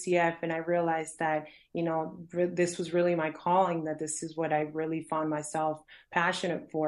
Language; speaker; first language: English; early bilingual, other home language; Spanish